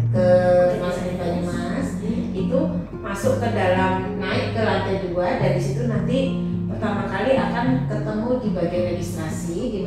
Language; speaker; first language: Indonesian; native; Indonesian